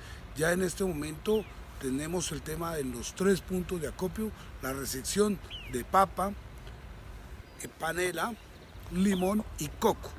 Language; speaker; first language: Spanish; native; Spanish